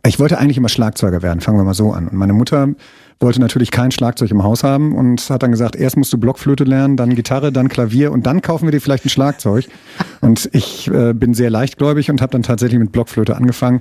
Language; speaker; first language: German; native; German